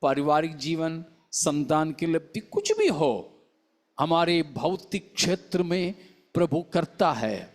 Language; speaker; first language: Hindi; non-native, local second language; Malayalam